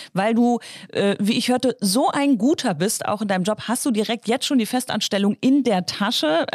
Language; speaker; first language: German; native; German